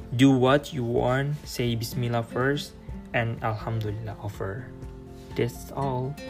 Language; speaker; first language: English; non-native, learner; Indonesian